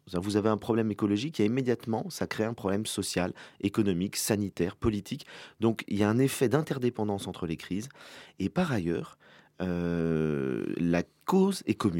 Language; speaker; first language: French; native; French